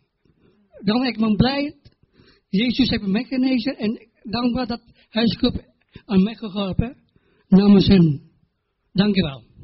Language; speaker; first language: Dutch; non-native, learner; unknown